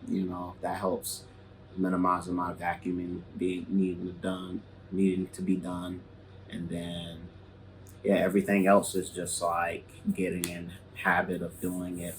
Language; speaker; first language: English; native; English